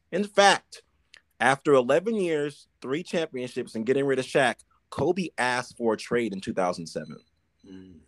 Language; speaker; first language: English; native; English